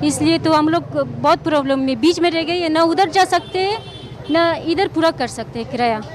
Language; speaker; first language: Hindi; non-native, learner; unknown